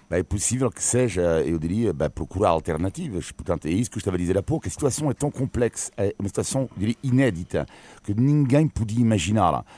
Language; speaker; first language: Portuguese; non-native, fluent; French